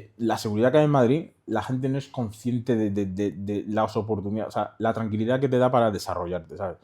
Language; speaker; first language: Spanish; early bilingual, other home language; Haitian Creole